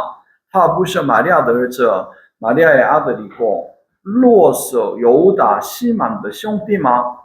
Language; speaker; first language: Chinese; non-native, fluent; Korean